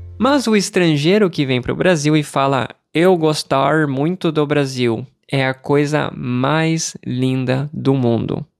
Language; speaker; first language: Portuguese; native; Portuguese